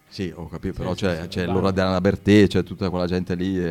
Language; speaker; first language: Italian; native; Italian